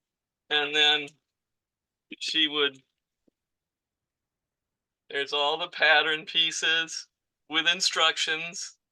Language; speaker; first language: English; native; English